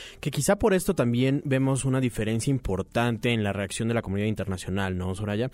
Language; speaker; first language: Spanish; native; Spanish